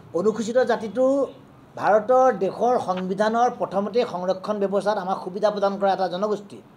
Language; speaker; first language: Assamese; native; Assamese